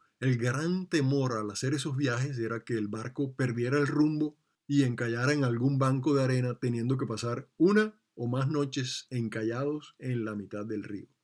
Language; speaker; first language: Spanish; native; Spanish